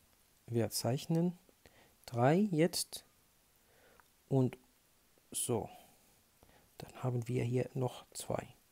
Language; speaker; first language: German; non-native, fluent; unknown